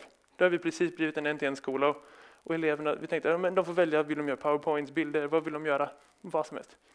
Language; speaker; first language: Swedish; native; Swedish